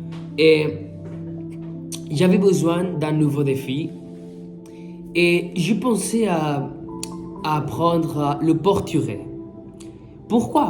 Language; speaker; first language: French; non-native, fluent; Spanish